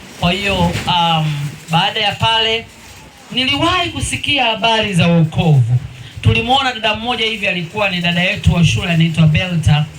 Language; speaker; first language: Swahili; native; Swahili